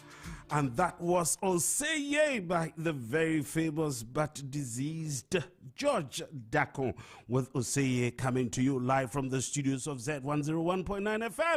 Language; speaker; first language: English; non-native, local second language; Akan